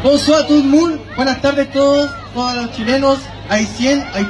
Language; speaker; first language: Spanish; non-native, learner; Haitian Creole